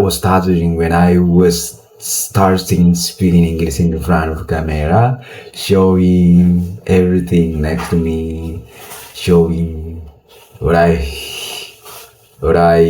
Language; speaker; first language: English; non-native, learner; Indonesian